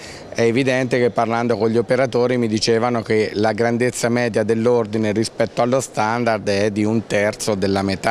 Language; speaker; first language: Italian; native; Italian